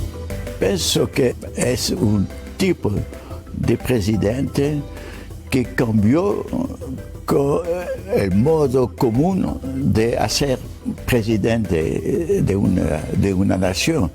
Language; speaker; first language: Spanish; non-native, fluent; French